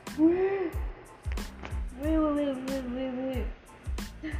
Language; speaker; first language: French; non-native, learner; Spanish